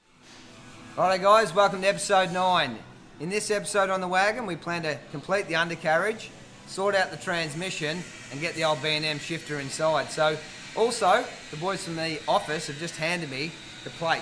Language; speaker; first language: English; native; English